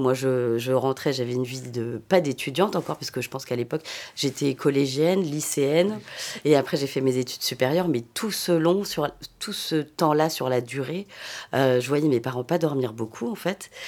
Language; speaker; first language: French; native; French